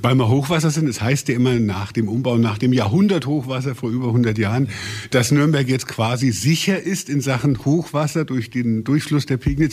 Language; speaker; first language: German; native; German